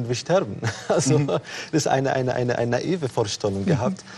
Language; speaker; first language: German; non-native, fluent; Tigrinya